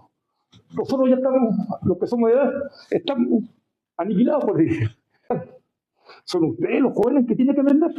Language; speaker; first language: Spanish; native; Spanish